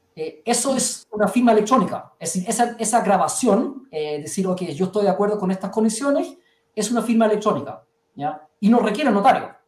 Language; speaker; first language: Spanish; early bilingual, heritage; Spanish